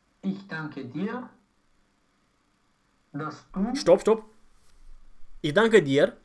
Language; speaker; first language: German; non-native, fluent; Romanian